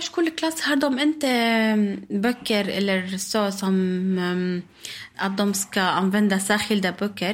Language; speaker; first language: Swedish; non-native, learner; Arabic